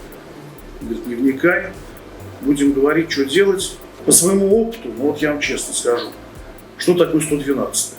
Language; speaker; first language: Russian; native; Russian